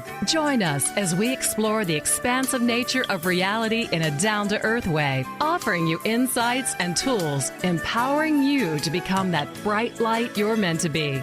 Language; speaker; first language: English; native; English